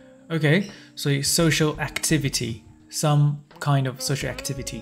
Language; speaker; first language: English; non-native, fluent; Chinese